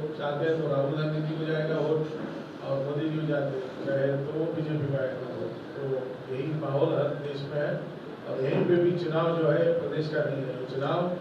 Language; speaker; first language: Hindi; non-native, local second language; Marathi